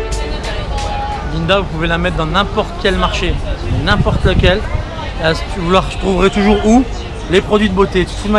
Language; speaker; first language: French; native; French